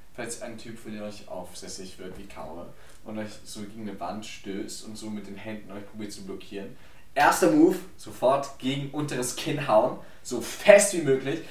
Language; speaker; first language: German; early bilingual, other home language; Polish